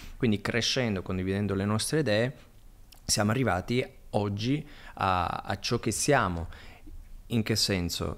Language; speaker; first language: Italian; native; Italian